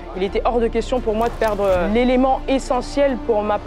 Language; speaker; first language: French; native; French